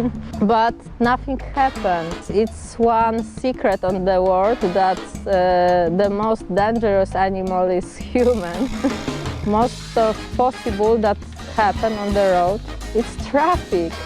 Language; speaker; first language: English; non-native, fluent; Polish